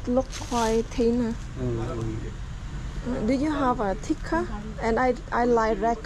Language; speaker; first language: English; non-native, learner; Vietnamese